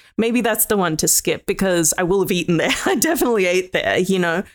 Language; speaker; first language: English; native; English